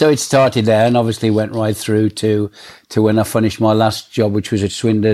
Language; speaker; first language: English; native; English